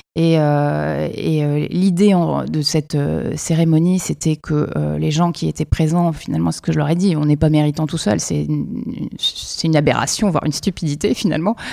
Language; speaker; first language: French; native; French